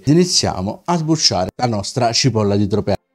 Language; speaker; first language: Italian; native; Italian